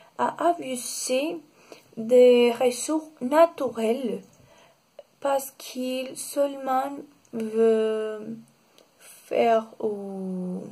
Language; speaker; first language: French; non-native, learner; Spanish